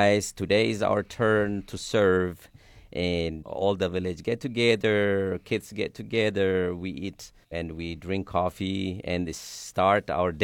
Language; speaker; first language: English; non-native, fluent; Sidamo